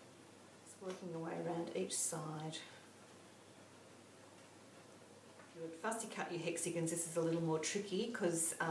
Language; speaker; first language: English; native; English